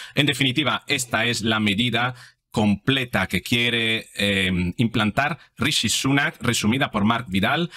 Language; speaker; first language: Spanish; non-native, fluent; Italian